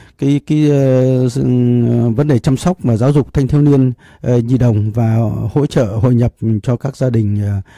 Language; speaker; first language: Vietnamese; native; Vietnamese